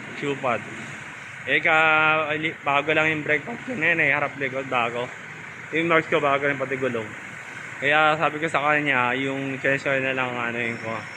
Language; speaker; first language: Filipino; native; Filipino